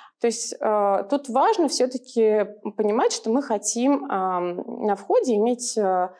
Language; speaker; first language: Russian; native; Russian